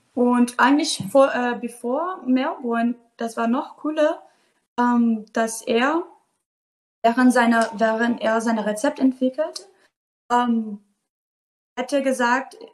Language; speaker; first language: German; non-native, fluent; Portuguese